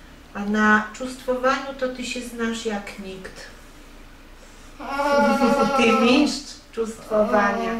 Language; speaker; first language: Polish; non-native, learner; Russian